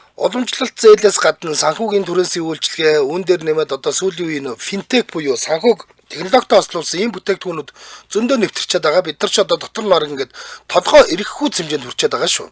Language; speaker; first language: Mongolian; native; Mongolian